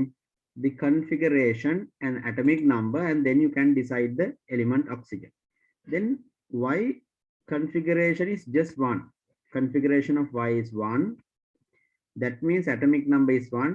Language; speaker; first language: English; non-native, local second language; Sinhala